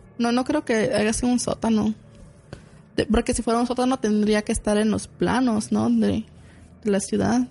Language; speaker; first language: Spanish; early bilingual, heritage; Spanish